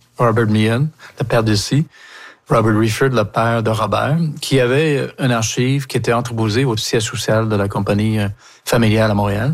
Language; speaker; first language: French; non-native, local second language; English